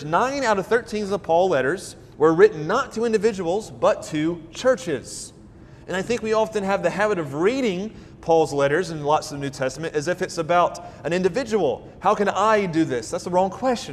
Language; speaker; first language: English; native; English